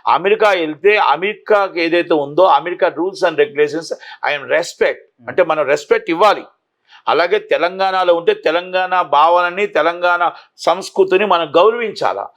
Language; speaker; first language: Telugu; native; Telugu